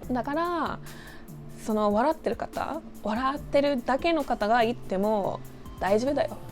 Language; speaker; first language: Japanese; non-native, fluent; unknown